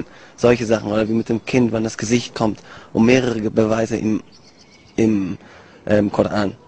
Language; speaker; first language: German; early bilingual, other home language; Italian